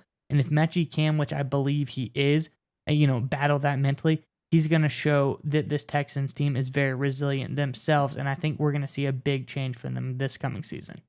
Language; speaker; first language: English; native; English